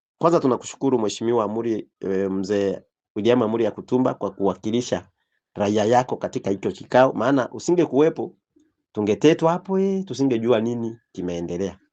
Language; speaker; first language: Swahili; native; Swahili